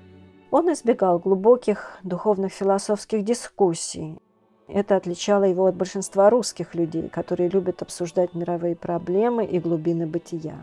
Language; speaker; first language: Russian; native; Russian